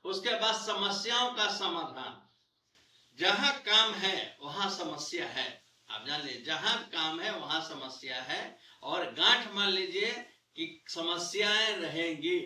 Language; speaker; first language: Hindi; native; Hindi